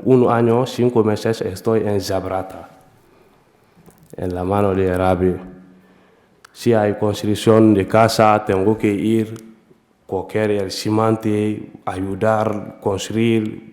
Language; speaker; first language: Spanish; non-native, learner; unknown